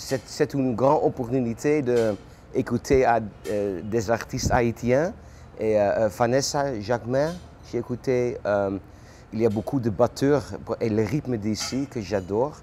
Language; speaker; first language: French; non-native, learner; Dutch